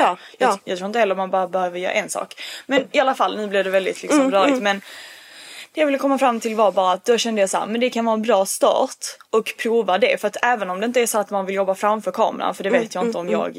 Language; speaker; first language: Swedish; early bilingual, other home language; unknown